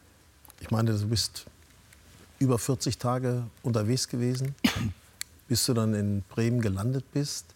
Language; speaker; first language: German; native; German